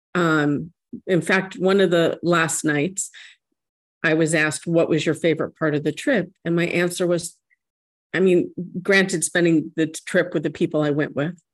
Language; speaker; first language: English; native; English